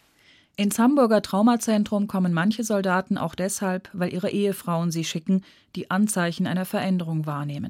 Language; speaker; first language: German; native; German